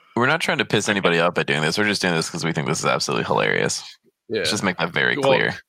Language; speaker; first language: English; non-native, fluent; Polish